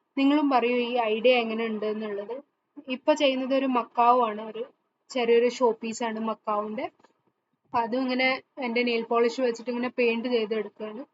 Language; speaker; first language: Malayalam; early bilingual, heritage; Malayalam